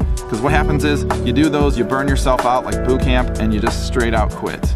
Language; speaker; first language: English; native; English